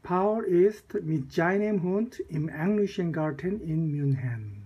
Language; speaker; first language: German; non-native, fluent; Korean